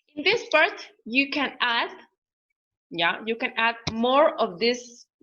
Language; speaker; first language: English; non-native, learner; Spanish